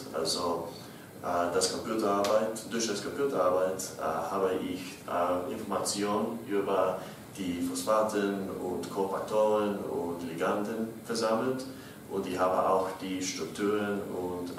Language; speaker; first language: German; non-native, learner; English